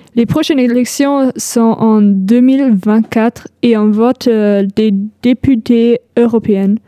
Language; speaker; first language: French; non-native, fluent; German